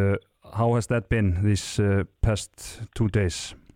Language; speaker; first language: English; non-native, fluent; Icelandic